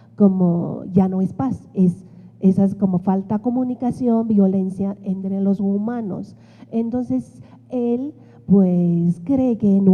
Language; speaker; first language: Spanish; non-native, fluent; Chinese